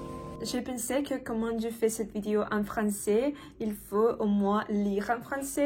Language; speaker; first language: French; non-native, learner; Russian